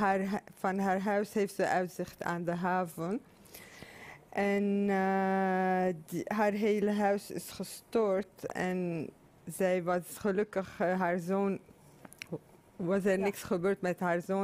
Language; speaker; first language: Dutch; non-native, fluent; Arabic